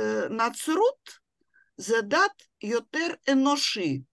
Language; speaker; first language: Hebrew; non-native, fluent; Russian